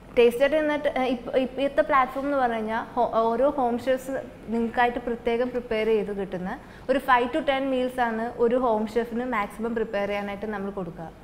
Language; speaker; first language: Malayalam; native; Malayalam